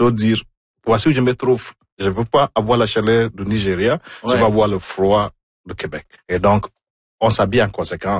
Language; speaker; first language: French; non-native, fluent; Igbo